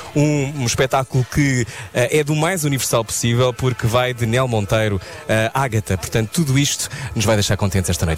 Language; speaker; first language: Portuguese; native; Portuguese